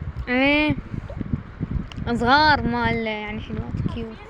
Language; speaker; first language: Arabic; native; Arabic